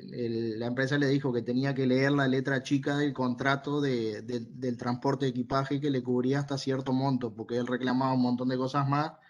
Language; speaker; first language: Spanish; native; Spanish